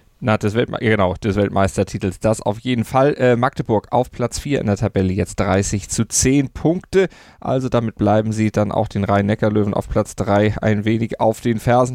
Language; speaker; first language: German; native; German